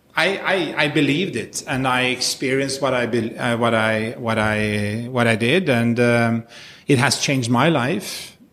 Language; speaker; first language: English; non-native, fluent; Norwegian